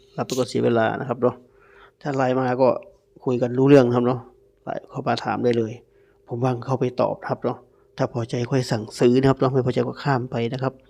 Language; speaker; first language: Thai; native; Thai